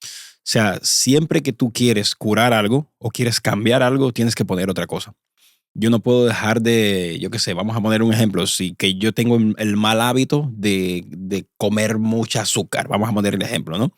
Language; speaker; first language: Spanish; native; Spanish